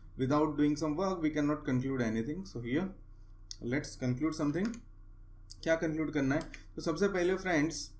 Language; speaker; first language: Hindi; non-native, local second language; Gujarati